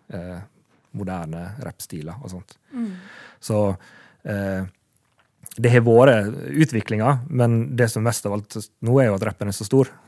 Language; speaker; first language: Norwegian; native; Norwegian